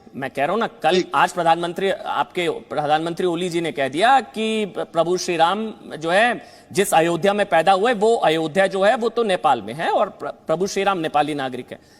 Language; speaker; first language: Hindi; native; Hindi